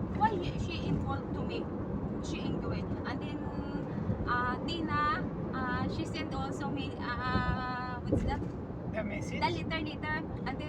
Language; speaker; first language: English; non-native, learner; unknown